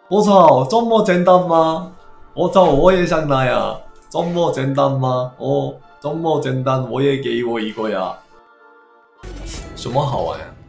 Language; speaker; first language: Chinese; non-native, fluent; Korean